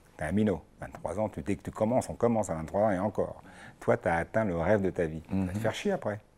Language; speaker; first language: French; native; French